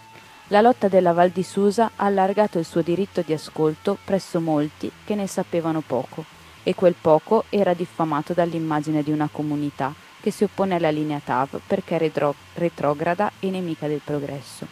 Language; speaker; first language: Italian; native; Italian